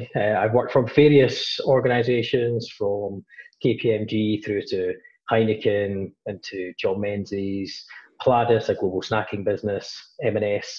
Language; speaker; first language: English; native; English